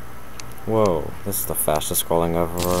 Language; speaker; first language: English; native; English